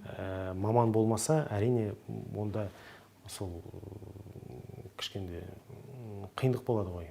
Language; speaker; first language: Kazakh; non-native, local second language; Russian